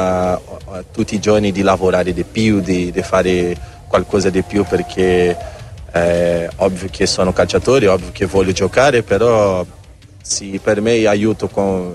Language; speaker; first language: Italian; non-native, learner; Portuguese